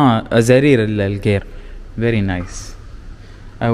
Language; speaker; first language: English; non-native, learner; Arabic